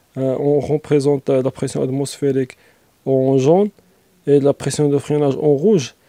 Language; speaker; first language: French; non-native, local second language; Arabic